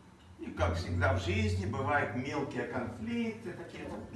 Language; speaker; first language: Russian; native; Russian